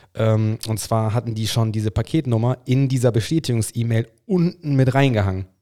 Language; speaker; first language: German; non-native, fluent; English